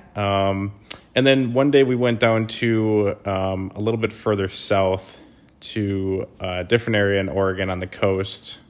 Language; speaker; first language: English; native; English